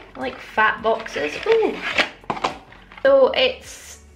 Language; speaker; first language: English; native; English